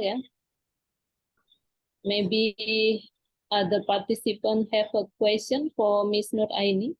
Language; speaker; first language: English; non-native, fluent; Indonesian